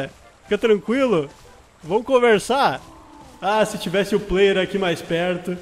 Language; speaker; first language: Portuguese; native; Portuguese